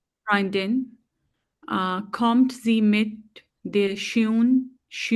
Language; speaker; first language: German; non-native, learner; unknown